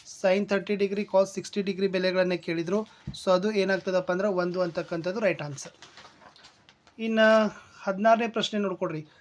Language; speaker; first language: Kannada; native; Kannada